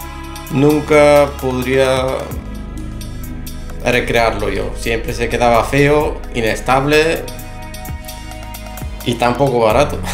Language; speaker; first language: Spanish; non-native, fluent; Bulgarian